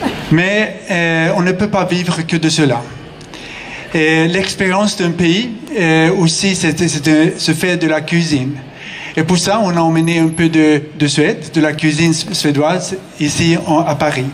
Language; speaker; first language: French; non-native, fluent; Swedish